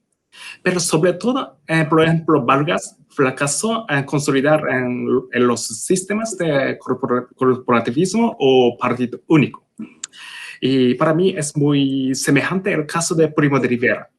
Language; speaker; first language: Spanish; non-native, learner; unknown